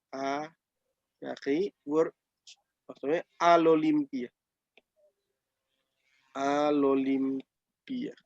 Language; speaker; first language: French; non-native, fluent; Indonesian